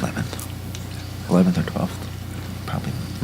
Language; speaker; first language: English; native; English